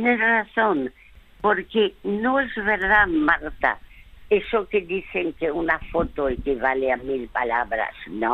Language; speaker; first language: Spanish; early bilingual, other home language; French